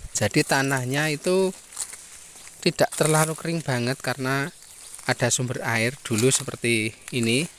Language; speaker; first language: Indonesian; non-native, local second language; Javanese